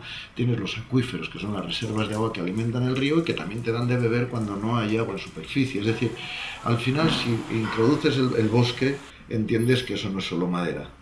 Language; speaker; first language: Spanish; native; Spanish